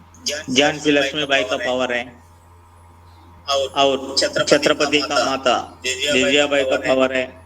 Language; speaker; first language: Hindi; non-native, local second language; Telugu